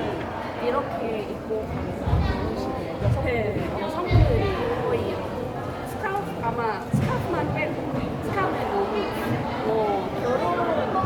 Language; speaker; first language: Korean; non-native, learner; Lao